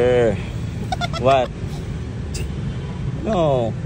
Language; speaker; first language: English; non-native, local second language; Filipino